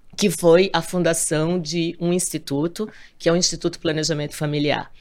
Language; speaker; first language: Portuguese; native; Portuguese